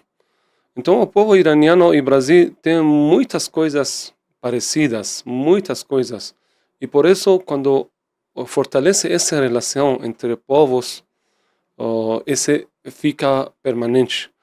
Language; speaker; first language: Portuguese; non-native, fluent; Persian